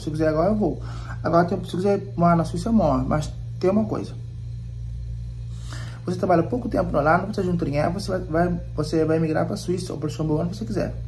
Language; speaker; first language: Portuguese; non-native, local second language; Kabuverdianu